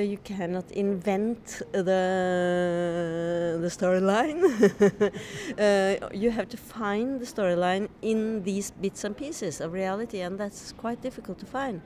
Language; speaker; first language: English; non-native, fluent; Norwegian